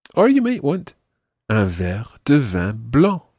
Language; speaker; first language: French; non-native, fluent; English